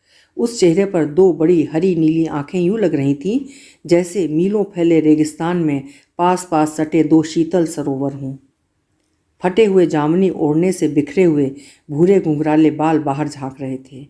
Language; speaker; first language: Hindi; native; Hindi